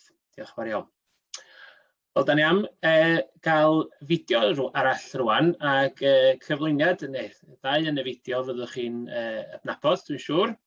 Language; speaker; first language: Welsh; native; Welsh